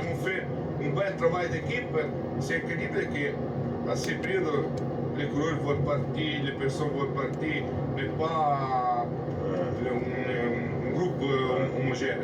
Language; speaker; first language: French; non-native, learner; Italian